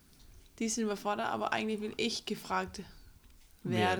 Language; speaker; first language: German; non-native, fluent; English